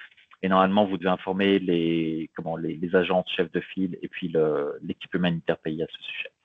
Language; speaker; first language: French; native; French